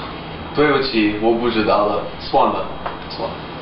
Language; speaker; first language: Chinese; non-native, learner; English